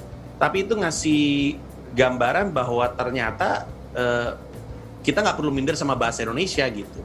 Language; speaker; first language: Indonesian; native; Indonesian